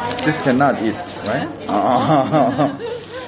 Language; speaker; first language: English; non-native, learner; Korean